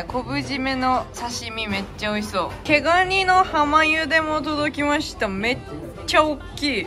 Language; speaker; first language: Japanese; native; Japanese